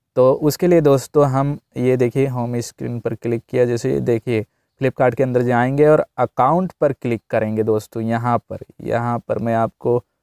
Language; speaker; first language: Hindi; native; Hindi